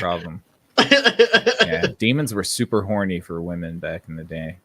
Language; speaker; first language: English; native; English